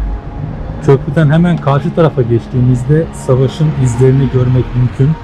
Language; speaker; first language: Turkish; native; Turkish